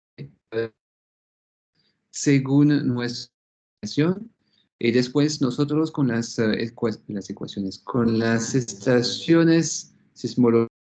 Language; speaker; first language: Spanish; non-native, fluent; French